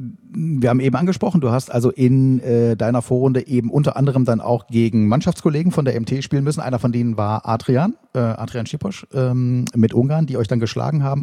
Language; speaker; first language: German; native; German